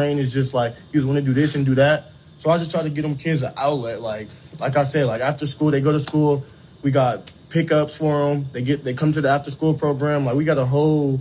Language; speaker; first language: English; native; English